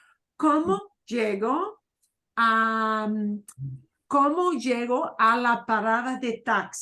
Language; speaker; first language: Spanish; non-native, fluent; English